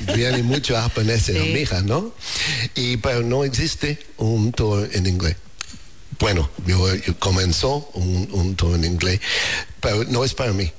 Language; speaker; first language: Spanish; non-native, learner; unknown